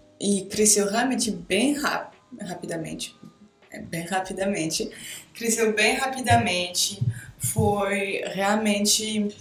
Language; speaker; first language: Portuguese; non-native, fluent; French